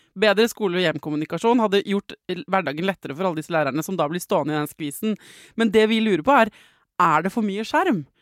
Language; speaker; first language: Norwegian; native; Norwegian